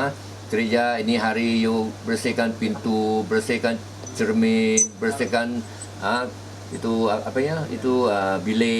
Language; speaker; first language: Malay; native; Malay